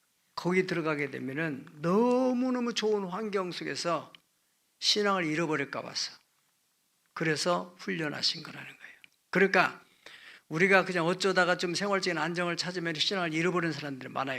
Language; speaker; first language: Korean; native; Korean